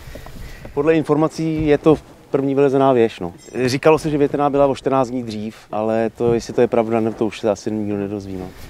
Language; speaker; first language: Czech; native; Czech